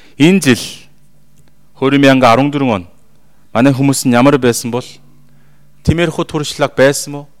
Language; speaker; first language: Mongolian; non-native, fluent; Korean